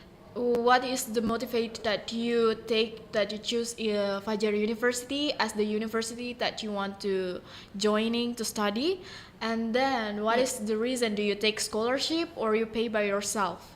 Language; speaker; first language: English; non-native, learner; Indonesian